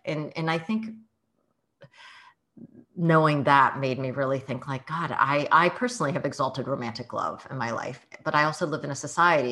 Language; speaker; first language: English; early bilingual, other home language; Chinese